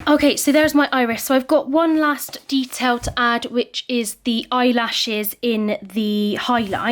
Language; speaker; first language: English; native; English